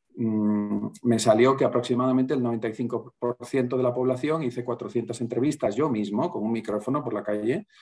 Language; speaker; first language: Spanish; native; Spanish